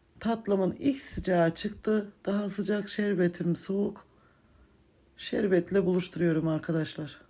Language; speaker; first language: Turkish; native; Turkish